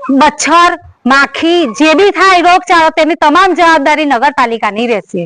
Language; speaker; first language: Gujarati; native; Gujarati